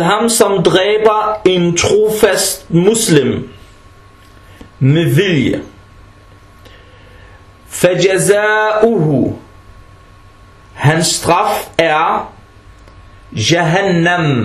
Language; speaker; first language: Danish; non-native, fluent; Arabic